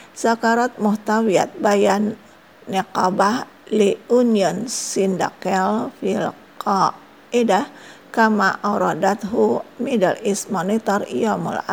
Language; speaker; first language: Arabic; non-native, fluent; Indonesian